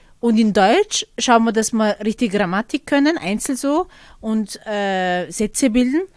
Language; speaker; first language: German; early bilingual, other home language; Turkish